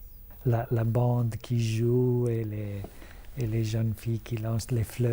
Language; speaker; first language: French; non-native, fluent; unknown